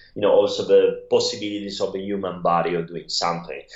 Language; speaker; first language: English; non-native, fluent; Italian